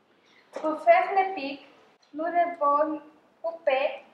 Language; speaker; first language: French; non-native, fluent; Spanish